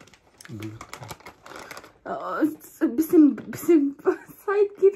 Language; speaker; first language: German; non-native, learner; Somali